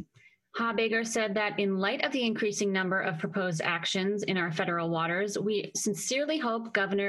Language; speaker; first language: English; native; English